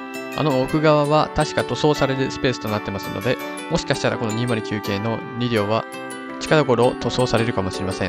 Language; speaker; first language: Japanese; native; Japanese